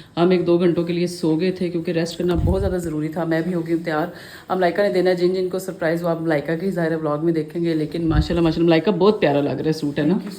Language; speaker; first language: Urdu; native; Urdu